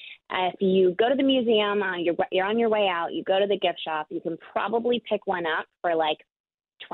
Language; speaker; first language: English; native; English